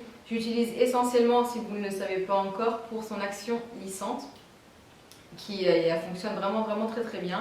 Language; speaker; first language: French; native; French